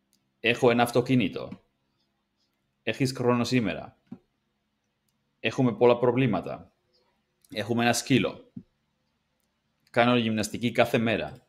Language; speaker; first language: Greek; non-native, learner; English